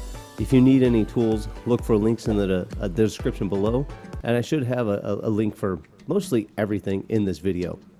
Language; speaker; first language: English; native; English